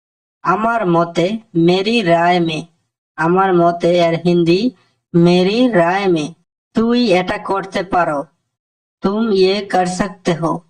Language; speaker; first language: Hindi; non-native, fluent; Bangla